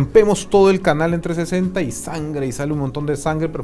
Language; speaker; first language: Spanish; native; Spanish